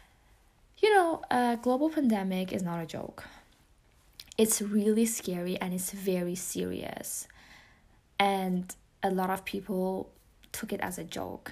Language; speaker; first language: English; non-native, fluent; Persian